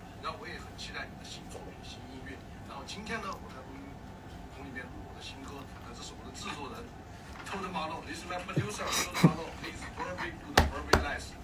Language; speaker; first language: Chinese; native; Chinese